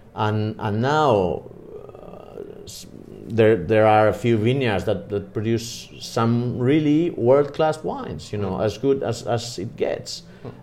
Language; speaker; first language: English; non-native, fluent; Spanish